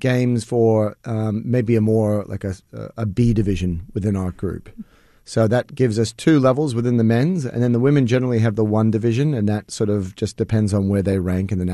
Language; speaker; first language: English; native; English